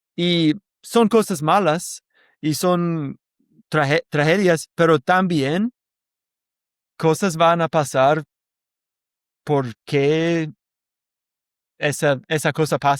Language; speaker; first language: Spanish; non-native, learner; English